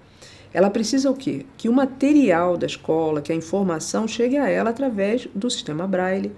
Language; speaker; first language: Portuguese; native; Portuguese